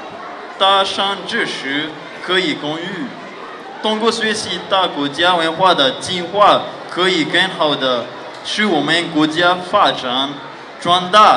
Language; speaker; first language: Chinese; non-native, fluent; Malagasy